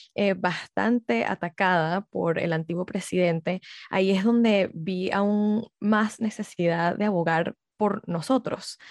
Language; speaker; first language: Spanish; early bilingual, heritage; Spanish